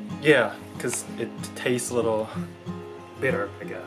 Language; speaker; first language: English; non-native, fluent; Japanese